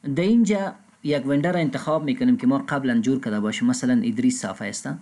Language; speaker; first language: Persian; non-native, local second language; Pashto